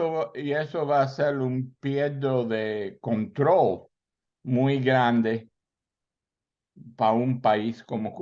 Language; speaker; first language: Spanish; early bilingual, heritage; Spanish